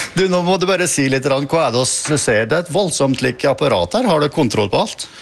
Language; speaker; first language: Norwegian; native; Norwegian